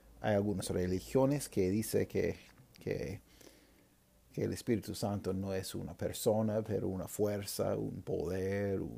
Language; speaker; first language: Spanish; non-native, fluent; English